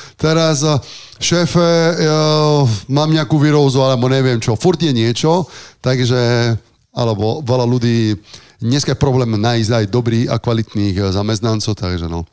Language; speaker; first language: Slovak; non-native, fluent; Italian